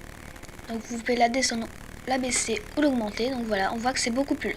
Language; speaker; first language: French; native; French